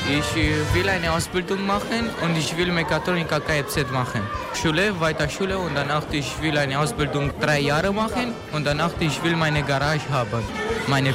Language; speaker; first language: German; non-native, learner; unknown